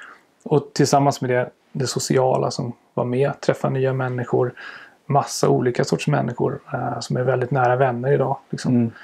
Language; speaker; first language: Swedish; native; Swedish